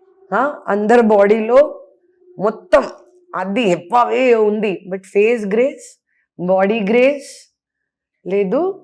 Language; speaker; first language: Telugu; non-native, learner; Hindi